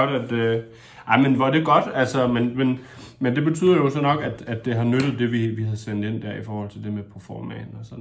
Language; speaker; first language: Danish; native; Danish